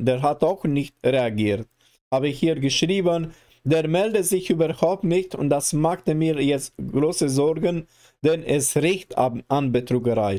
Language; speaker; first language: German; non-native, learner; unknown